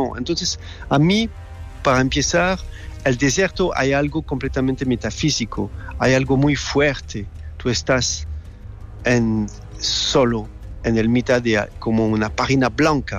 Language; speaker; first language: Spanish; non-native, learner; French